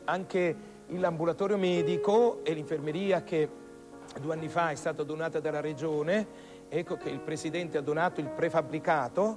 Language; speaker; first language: Italian; native; Italian